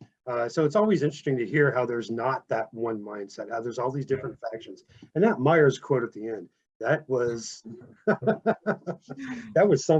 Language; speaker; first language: English; native; English